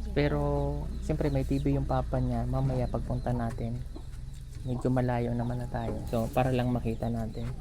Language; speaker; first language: Filipino; native; Filipino